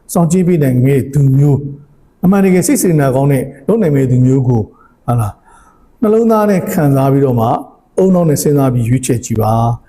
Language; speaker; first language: Burmese; native; Burmese